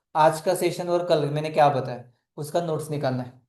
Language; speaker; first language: Hindi; non-native, local second language; Marathi